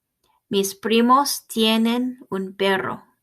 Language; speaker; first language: Spanish; non-native, fluent; English